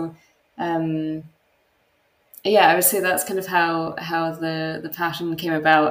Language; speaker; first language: English; native; English